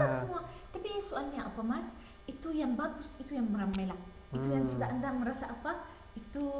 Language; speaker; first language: Indonesian; non-native, learner; Arabic